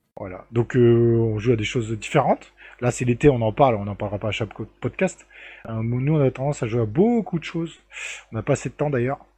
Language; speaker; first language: French; native; French